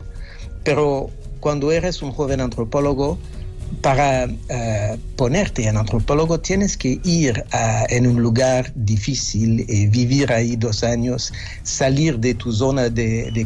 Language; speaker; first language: Spanish; non-native, fluent; French